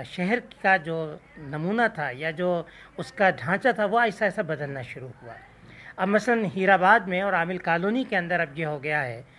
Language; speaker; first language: Urdu; non-native, local second language; Sindhi